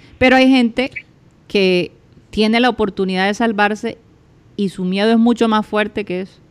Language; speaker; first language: Spanish; native; Spanish